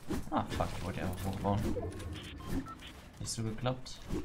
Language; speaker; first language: German; native; German